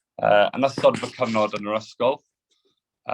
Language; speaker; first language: Welsh; non-native, local second language; English